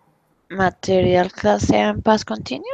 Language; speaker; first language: English; non-native, learner; Spanish